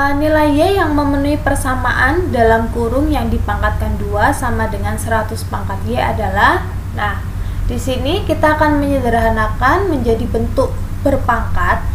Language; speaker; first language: Indonesian; native; Indonesian